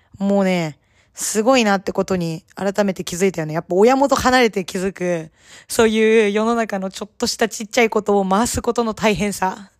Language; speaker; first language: Japanese; native; Japanese